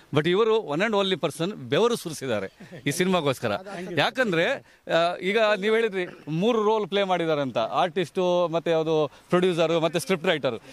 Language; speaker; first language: Kannada; non-native, local second language; Tulu